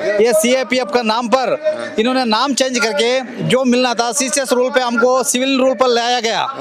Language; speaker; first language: Hindi; non-native, local second language; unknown